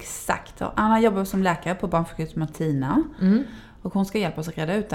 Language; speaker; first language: Swedish; native; Swedish